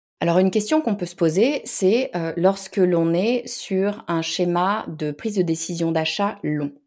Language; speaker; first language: French; native; French